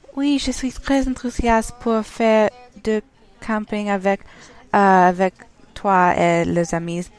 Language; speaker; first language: French; non-native, learner; English